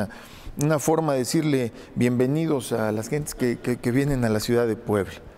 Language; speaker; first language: Spanish; native; Spanish